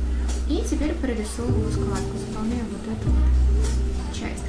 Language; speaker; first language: Russian; native; Russian